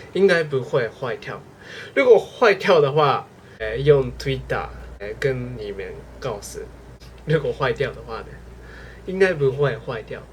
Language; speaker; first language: Chinese; non-native, learner; Japanese